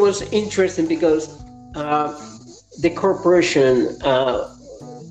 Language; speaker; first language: English; non-native, fluent; Spanish